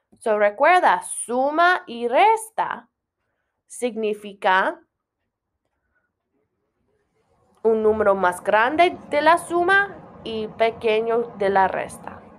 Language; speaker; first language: Spanish; non-native, fluent; English